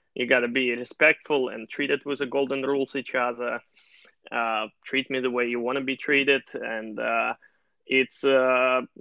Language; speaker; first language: English; non-native, fluent; Russian